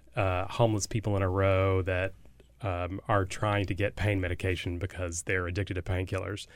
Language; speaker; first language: English; native; English